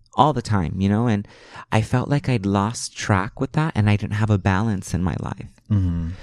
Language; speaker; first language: English; early bilingual, other home language; Spanish